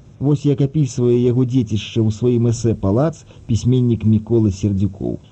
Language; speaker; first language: Belarusian; early bilingual, other home language; Russian